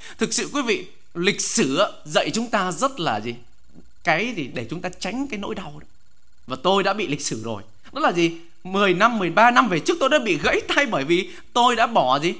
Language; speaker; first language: Vietnamese; native; Vietnamese